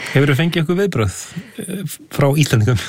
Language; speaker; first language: Icelandic; native; Icelandic